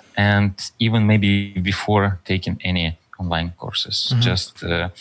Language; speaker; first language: English; non-native, fluent; Russian